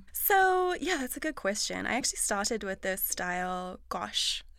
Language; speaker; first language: English; native; English